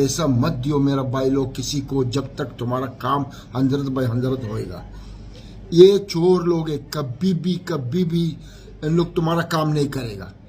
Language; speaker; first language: Hindi; non-native, learner; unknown